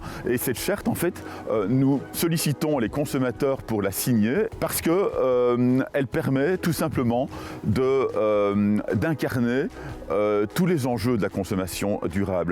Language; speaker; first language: French; native; French